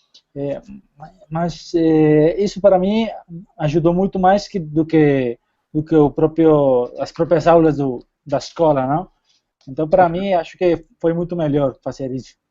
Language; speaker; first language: Portuguese; non-native, fluent; Spanish